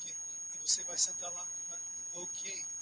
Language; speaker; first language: Portuguese; non-native, fluent; English